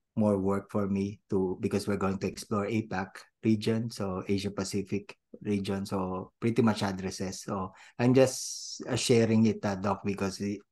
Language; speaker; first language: English; non-native, local second language; Filipino